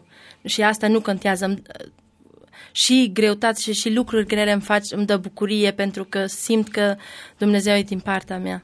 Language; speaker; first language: Romanian; non-native, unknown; Albanian